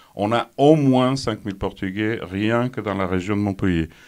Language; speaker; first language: French; non-native, fluent; Portuguese